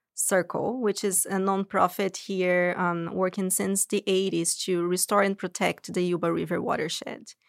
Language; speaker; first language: English; non-native, fluent; Portuguese